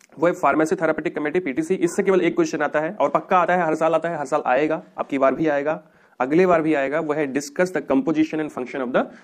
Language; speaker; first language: Hindi; native; Hindi